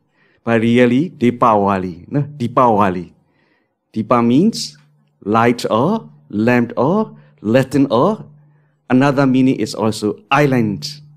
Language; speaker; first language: English; non-native, learner; Burmese